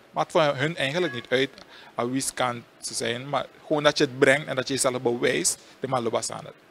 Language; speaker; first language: Dutch; native; Dutch